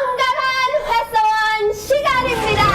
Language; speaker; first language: Korean; non-native, learner; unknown